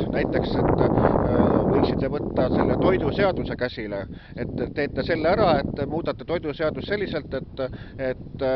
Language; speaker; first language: Estonian; native; Estonian